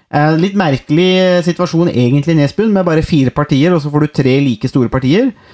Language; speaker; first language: Norwegian; native; Norwegian